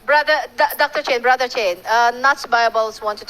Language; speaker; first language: English; non-native, fluent; Indonesian